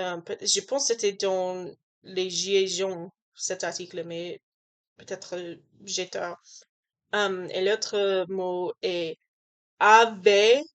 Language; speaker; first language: French; non-native, learner; English